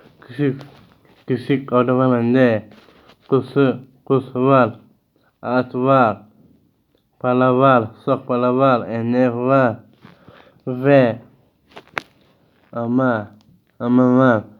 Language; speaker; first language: Turkish; early bilingual, heritage; Turkish